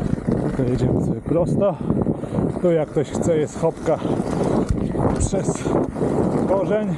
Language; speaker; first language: Polish; native; Polish